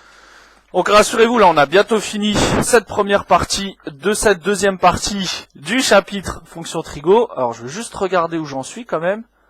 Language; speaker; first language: French; native; French